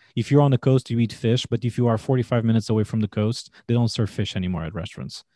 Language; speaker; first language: English; non-native, fluent; Portuguese